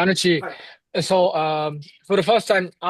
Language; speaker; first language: English; non-native, learner; Japanese